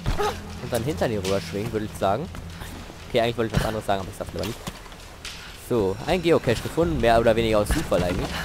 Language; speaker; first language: German; native; German